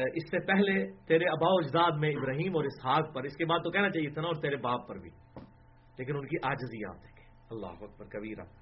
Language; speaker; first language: Urdu; non-native, local second language; Punjabi